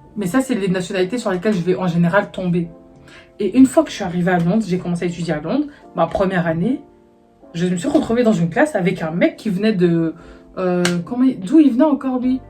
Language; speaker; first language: French; native; French